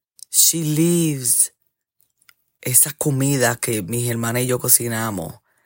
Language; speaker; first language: Spanish; early bilingual, heritage; Spanish